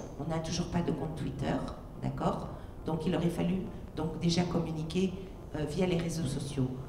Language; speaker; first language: French; native; French